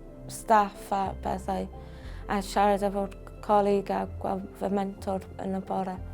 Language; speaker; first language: Welsh; non-native, local second language; English